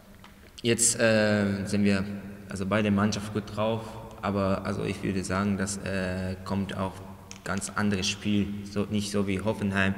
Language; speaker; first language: German; non-native, learner; Japanese